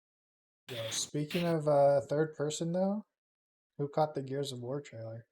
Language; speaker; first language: English; native; English